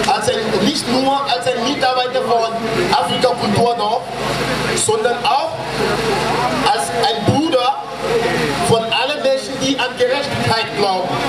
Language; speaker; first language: German; non-native, fluent; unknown